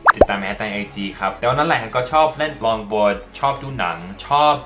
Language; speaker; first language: Thai; non-native, fluent; English